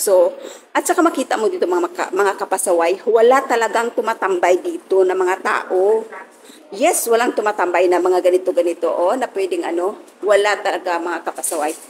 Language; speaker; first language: Filipino; non-native, local second language; Hiligaynon